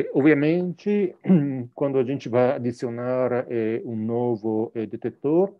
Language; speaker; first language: Portuguese; non-native, fluent; Italian